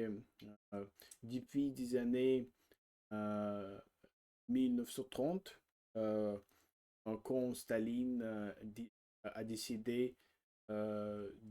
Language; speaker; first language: French; non-native, learner; Russian